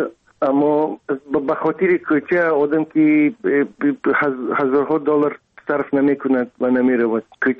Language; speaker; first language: Persian; non-native, local second language; Russian